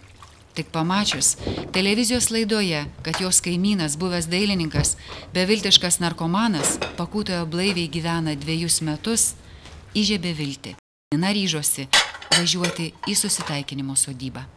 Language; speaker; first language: Lithuanian; native; Lithuanian